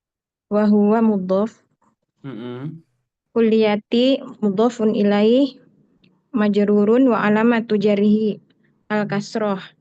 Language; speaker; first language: Arabic; non-native, learner; Indonesian